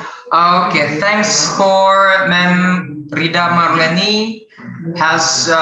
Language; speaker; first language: English; non-native, learner; Indonesian